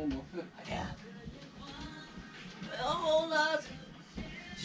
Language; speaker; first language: Chinese; native; Chinese